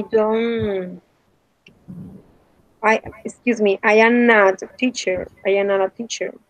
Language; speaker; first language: English; non-native, learner; Spanish